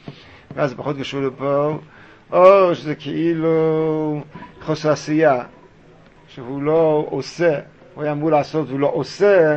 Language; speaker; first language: Hebrew; native; Hebrew